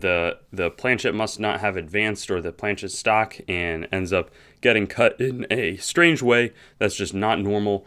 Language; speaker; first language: English; native; English